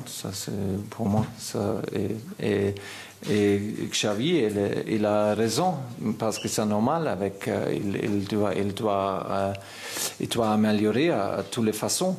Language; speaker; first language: French; non-native, fluent; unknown